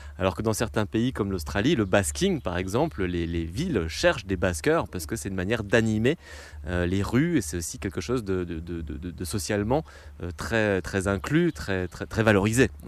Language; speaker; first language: French; native; French